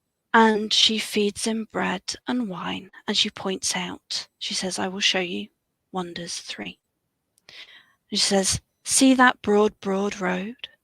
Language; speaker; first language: English; native; English